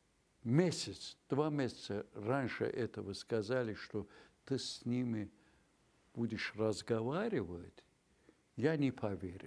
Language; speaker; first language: Russian; non-native, local second language; Azerbaijani